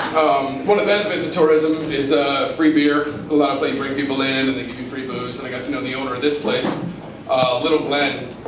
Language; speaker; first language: English; native; English